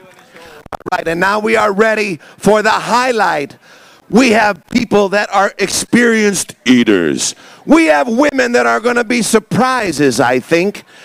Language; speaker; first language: English; native; English